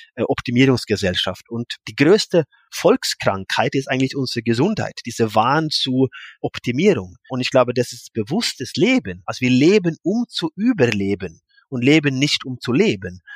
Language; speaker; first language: German; non-native, fluent; Norwegian